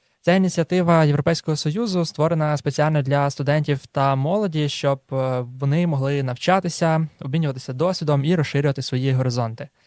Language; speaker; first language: Ukrainian; native; Ukrainian